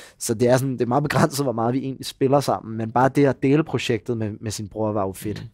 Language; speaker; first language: Danish; native; Danish